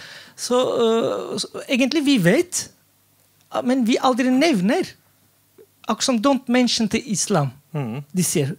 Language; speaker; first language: Norwegian; non-native, fluent; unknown